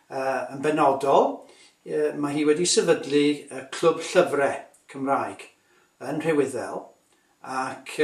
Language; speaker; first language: Welsh; native; Welsh